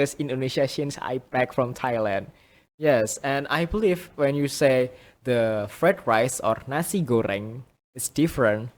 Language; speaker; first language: English; non-native, fluent; Indonesian